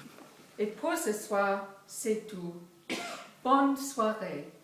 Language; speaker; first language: French; non-native, fluent; English